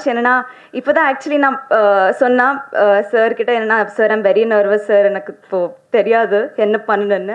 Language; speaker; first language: Tamil; non-native, learner; Telugu